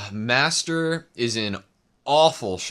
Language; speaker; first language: English; native; English